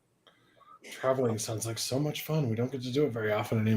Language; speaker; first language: English; native; English